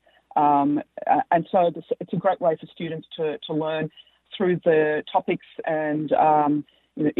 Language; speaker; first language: English; native; English